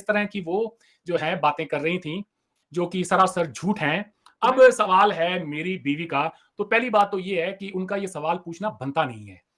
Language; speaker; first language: Hindi; native; Hindi